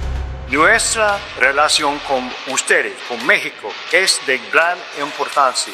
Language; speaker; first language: Spanish; non-native, fluent; English